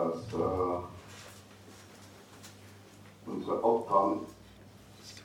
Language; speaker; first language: German; non-native, fluent; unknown